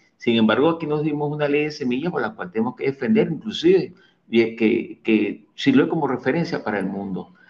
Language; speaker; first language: Spanish; native; Spanish